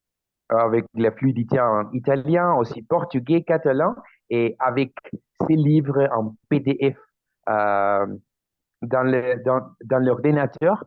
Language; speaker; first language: French; non-native, learner; Spanish